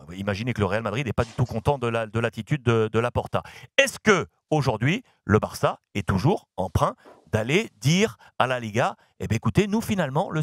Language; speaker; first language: French; native; French